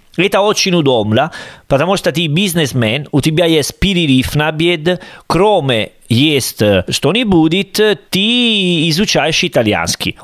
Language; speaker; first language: Russian; non-native, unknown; Italian